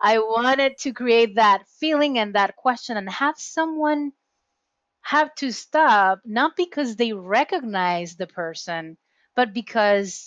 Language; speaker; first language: English; non-native, fluent; Spanish